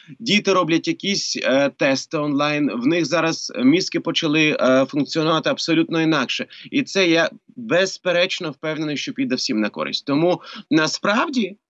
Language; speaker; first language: Ukrainian; native; Ukrainian